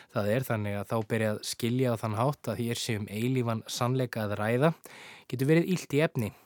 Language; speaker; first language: Icelandic; native; Icelandic